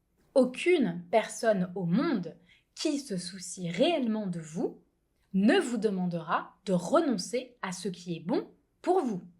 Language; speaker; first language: French; native; French